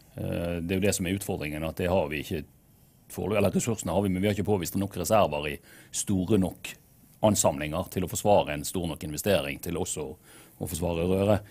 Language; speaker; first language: Norwegian; native; Norwegian